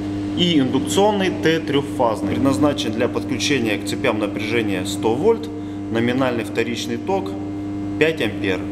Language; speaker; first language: Russian; native; Russian